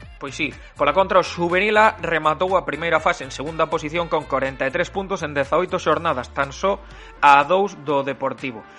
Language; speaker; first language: Galician; native; Galician